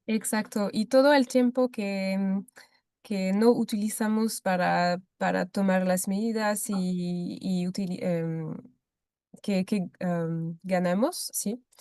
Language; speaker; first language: Spanish; non-native, fluent; French